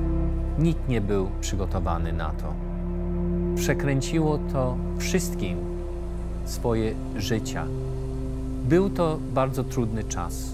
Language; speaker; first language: Polish; early bilingual, heritage; English